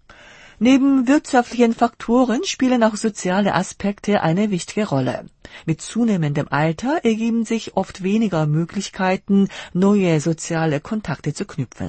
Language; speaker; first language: German; non-native, fluent; Korean